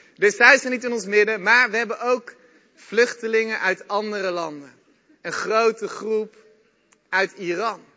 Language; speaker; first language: Dutch; native; Dutch